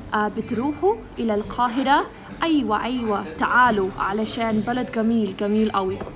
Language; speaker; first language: Arabic; non-native, learner; English